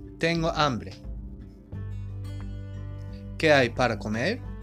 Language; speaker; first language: Spanish; non-native, fluent; Japanese